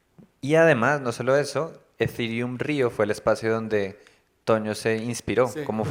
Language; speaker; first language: Spanish; native; Spanish